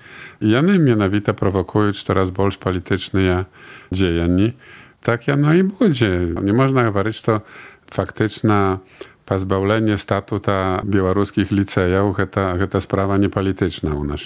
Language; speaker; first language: Polish; non-native, local second language; Belarusian